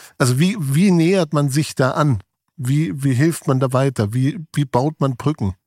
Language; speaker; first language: German; native; German